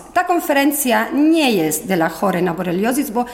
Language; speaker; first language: Polish; non-native, fluent; Spanish